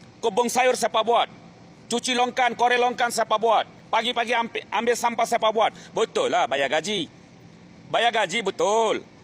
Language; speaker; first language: Malay; non-native, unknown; Bangla